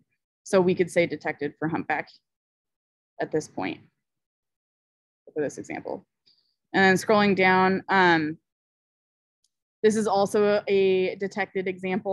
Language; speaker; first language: English; native; English